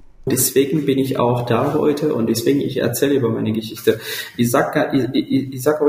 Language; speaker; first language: German; non-native, fluent; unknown